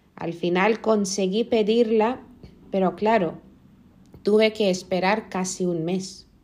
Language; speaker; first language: Spanish; non-native, fluent; Lithuanian